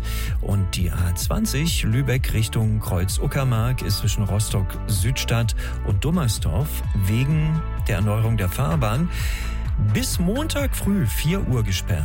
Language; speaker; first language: German; native; German